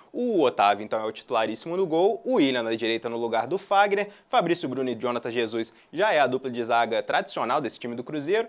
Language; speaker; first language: Portuguese; native; Portuguese